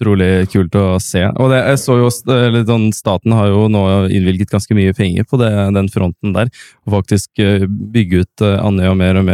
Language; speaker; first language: Norwegian; native; Norwegian